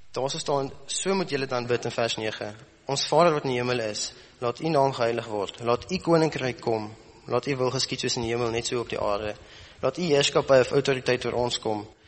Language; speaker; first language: Afrikaans; native; Afrikaans